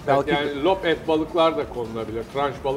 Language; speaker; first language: Turkish; native; Turkish